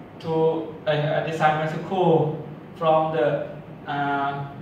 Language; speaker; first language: English; non-native, learner; Thai